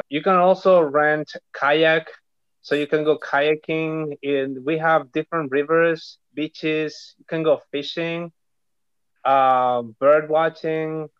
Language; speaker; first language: English; non-native, fluent; Spanish